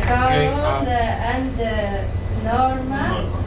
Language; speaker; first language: English; non-native, learner; Arabic